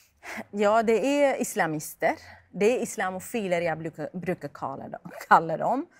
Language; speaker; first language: Swedish; non-native, fluent; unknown